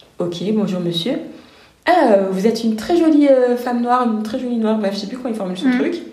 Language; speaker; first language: French; native; French